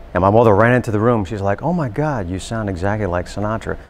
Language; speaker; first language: English; native; English